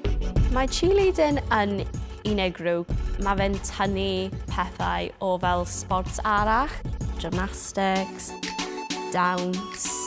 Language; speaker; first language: Welsh; non-native, local second language; English